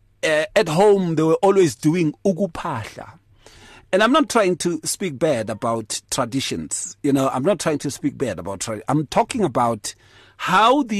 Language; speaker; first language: English; non-native, local second language; Northern Sotho